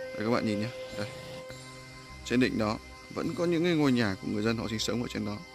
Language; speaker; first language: Vietnamese; native; Vietnamese